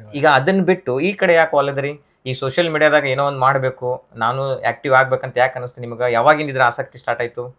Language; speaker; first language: Kannada; native; Kannada